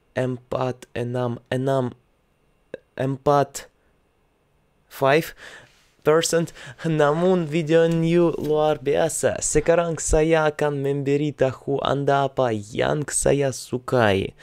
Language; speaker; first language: Indonesian; non-native, learner; Russian